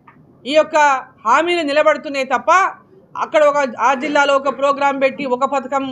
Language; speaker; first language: Telugu; native; Telugu